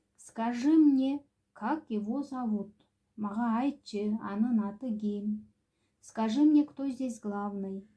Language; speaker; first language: Russian; non-native, local second language; Kyrgyz